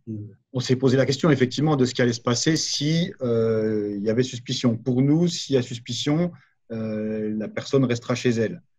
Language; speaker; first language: French; native; French